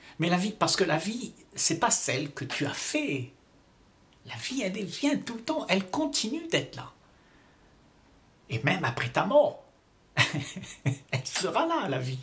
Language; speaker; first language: French; native; French